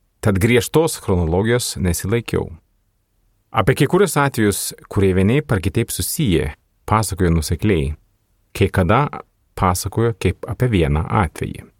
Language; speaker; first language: Lithuanian; non-native, fluent; Swedish